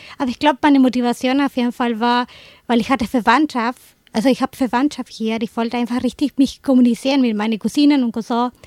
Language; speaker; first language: German; non-native, fluent; Spanish